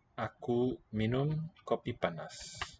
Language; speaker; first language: Indonesian; non-native, learner; English